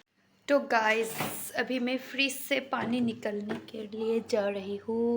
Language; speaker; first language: Hindi; non-native, local second language; Assamese